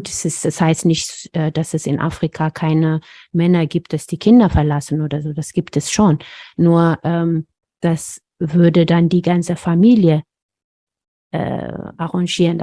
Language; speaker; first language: German; non-native, fluent; Amharic